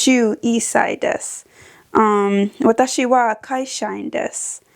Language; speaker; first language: Japanese; non-native, learner; English